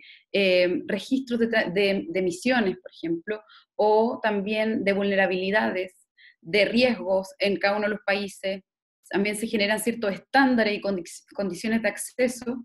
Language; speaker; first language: Spanish; native; Spanish